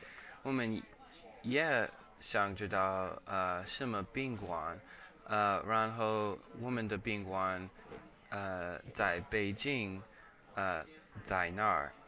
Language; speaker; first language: Chinese; non-native, learner; English